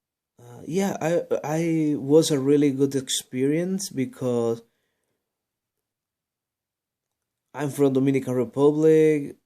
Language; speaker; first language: English; non-native, learner; Spanish